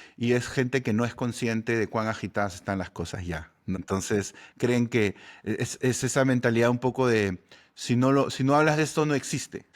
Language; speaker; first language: Spanish; native; Spanish